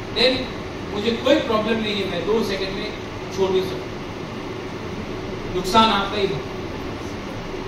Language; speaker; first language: Hindi; non-native, local second language; Bangla